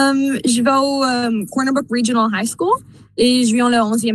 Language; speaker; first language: French; non-native, local second language; English